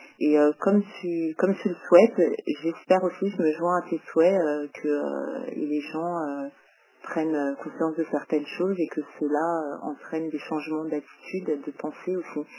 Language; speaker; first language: French; native; French